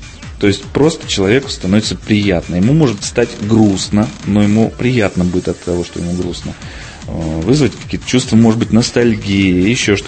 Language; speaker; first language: Russian; native; Russian